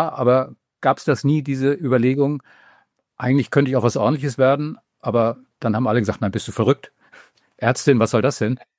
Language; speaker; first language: German; native; German